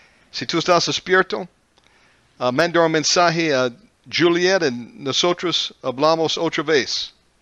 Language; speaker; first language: Spanish; non-native, learner; English